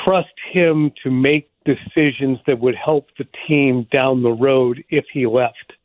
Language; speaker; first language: English; native; English